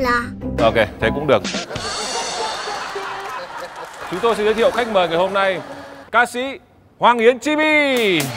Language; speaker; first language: Vietnamese; native; Vietnamese